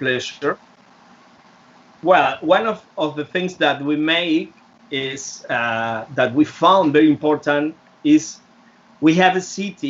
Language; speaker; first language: English; non-native, fluent; Spanish